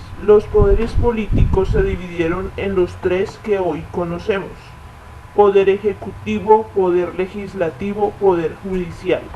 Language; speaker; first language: Spanish; native; Spanish